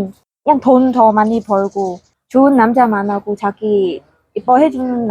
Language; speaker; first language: Korean; non-native, fluent; Vietnamese